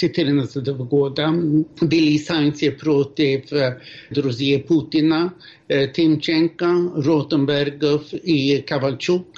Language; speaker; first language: Russian; non-native, fluent; Swedish